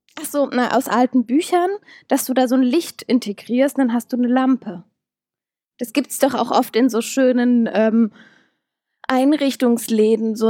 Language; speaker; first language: German; native; German